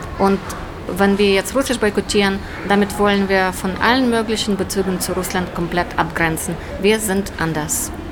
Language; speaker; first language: German; non-native, fluent; Ukrainian